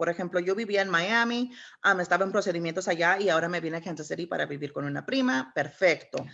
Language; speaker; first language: Spanish; early bilingual, heritage; Spanish